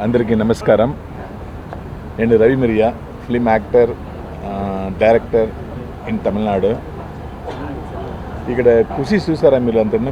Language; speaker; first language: Telugu; non-native, learner; Tamil